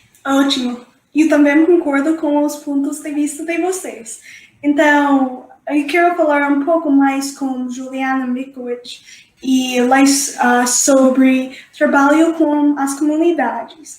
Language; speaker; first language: Portuguese; non-native, fluent; English